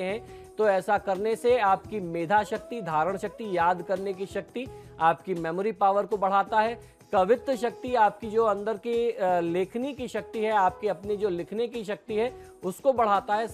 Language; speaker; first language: Hindi; native; Hindi